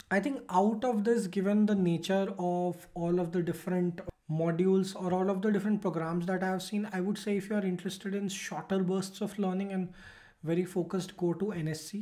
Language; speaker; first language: English; non-native, local second language; Hindi